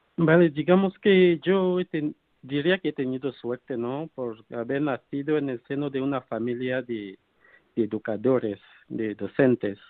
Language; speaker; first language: Spanish; non-native, fluent; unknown